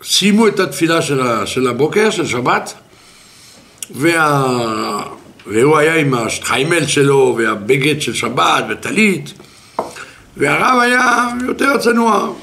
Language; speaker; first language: Hebrew; non-native, fluent; French